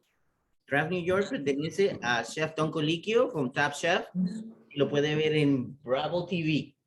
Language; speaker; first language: Spanish; native; Spanish